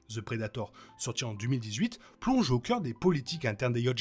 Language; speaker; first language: French; native; French